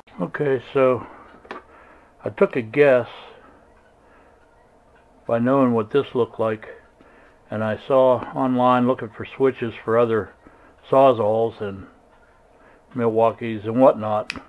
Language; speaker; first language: English; native; English